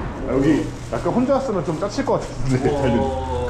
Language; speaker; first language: Korean; native; Korean